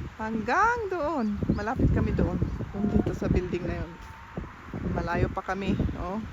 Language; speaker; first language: Filipino; native; Filipino